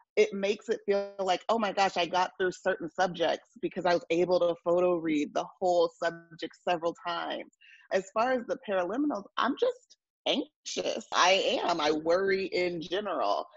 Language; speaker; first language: English; native; English